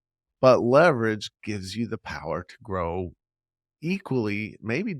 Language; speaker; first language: English; native; English